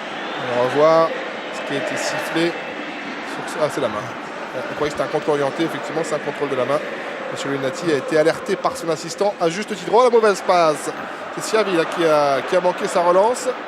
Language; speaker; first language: French; native; French